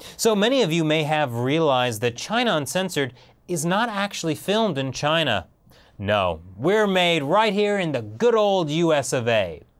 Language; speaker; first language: English; native; English